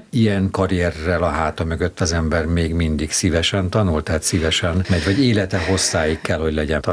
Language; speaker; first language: Hungarian; native; Hungarian